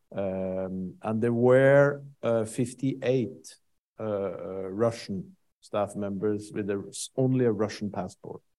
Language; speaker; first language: English; non-native, fluent; Norwegian